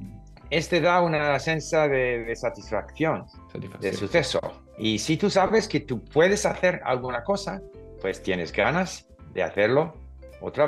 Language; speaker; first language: Spanish; non-native, fluent; English